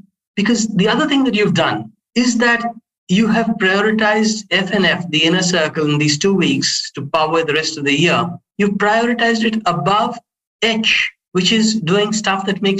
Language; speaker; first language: English; non-native, local second language; Hindi